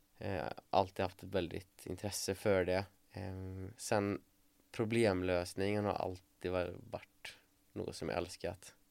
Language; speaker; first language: Swedish; native; Swedish